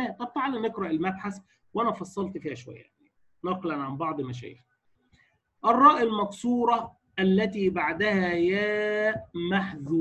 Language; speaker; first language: Arabic; native; Arabic